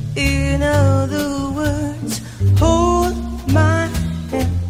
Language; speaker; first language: English; non-native, fluent; Polish